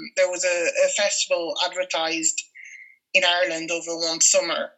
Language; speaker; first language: English; non-native, fluent; French